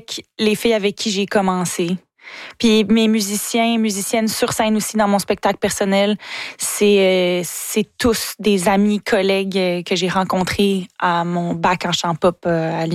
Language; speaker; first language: French; native; French